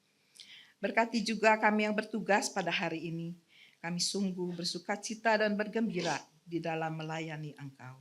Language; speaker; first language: Indonesian; native; Indonesian